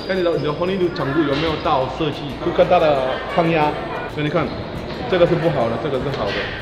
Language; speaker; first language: Chinese; non-native, fluent; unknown